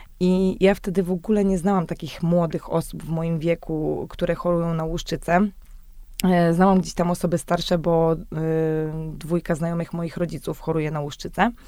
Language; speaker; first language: Polish; native; Polish